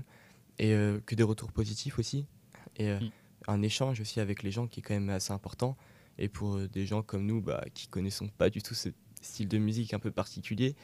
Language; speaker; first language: French; native; French